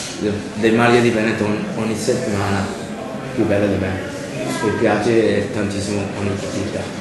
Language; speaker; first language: Italian; non-native, learner; English